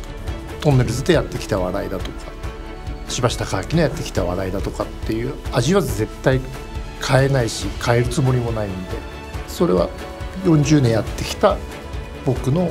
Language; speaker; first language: Japanese; native; Japanese